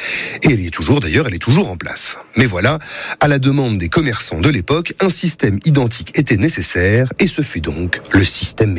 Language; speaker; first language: French; native; French